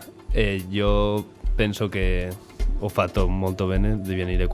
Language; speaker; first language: Italian; non-native, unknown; Spanish